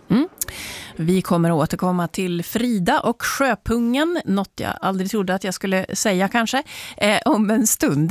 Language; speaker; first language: Swedish; native; Swedish